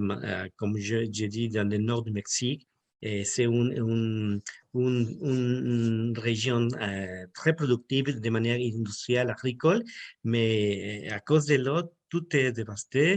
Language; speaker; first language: French; non-native, learner; Spanish